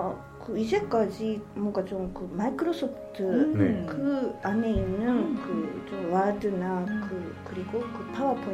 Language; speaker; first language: Korean; non-native, fluent; Japanese